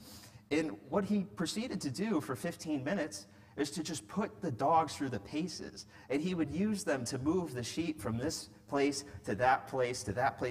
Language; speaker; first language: English; native; English